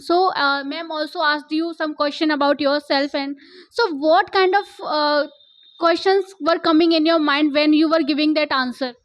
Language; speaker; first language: English; non-native, local second language; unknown